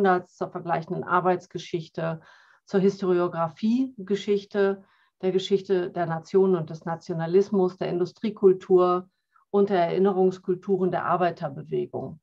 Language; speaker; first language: German; native; German